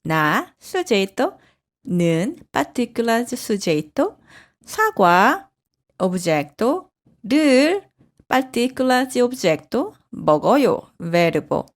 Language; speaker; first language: Portuguese; non-native, fluent; Korean